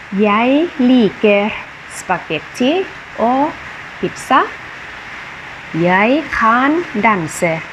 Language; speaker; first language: Norwegian; non-native, fluent; Thai